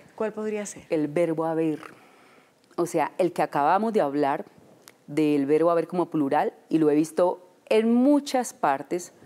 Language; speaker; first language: Spanish; native; Spanish